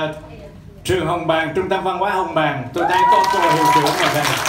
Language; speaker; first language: Vietnamese; native; Vietnamese